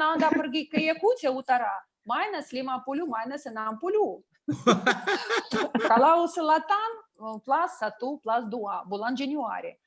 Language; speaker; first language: Indonesian; non-native, learner; Russian